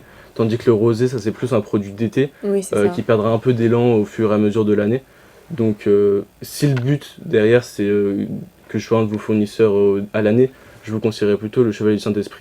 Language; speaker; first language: French; native; French